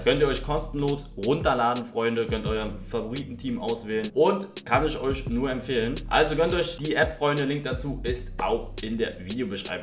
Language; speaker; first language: German; native; German